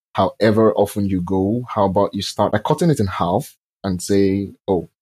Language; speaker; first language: English; non-native, local second language; Yoruba